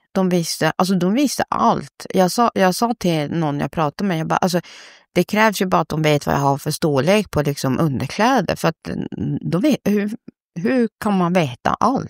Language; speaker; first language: Swedish; early bilingual, other home language; Spanish